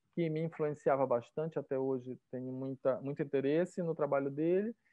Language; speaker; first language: Portuguese; native; Portuguese